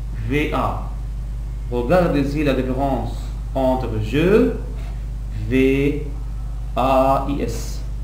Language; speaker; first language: French; non-native, local second language; Arabic